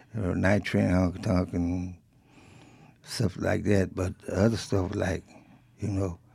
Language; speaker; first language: English; early bilingual, other home language; French